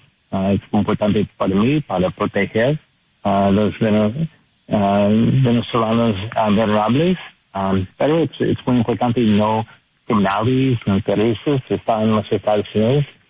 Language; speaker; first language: Spanish; non-native, learner; English